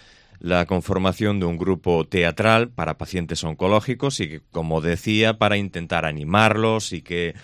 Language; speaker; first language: Spanish; native; Spanish